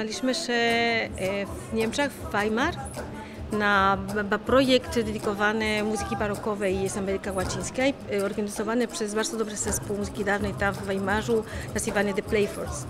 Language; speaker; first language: Polish; non-native, fluent; Spanish